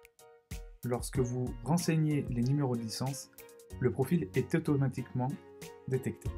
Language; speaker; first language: French; native; French